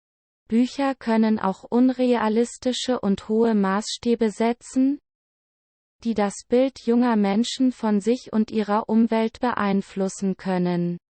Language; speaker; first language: German; non-native, learner; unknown